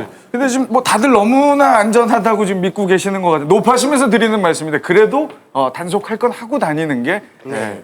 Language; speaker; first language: Korean; native; Korean